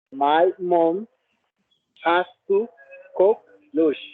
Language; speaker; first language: English; non-native, learner; Spanish